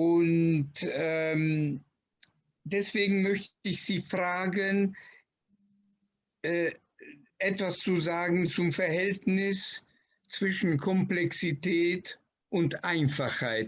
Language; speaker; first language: German; non-native, fluent; Italian